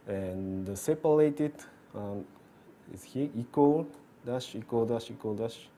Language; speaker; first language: English; non-native, learner; Japanese